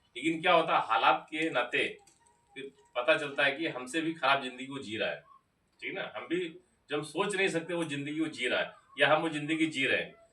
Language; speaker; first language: Hindi; native; Hindi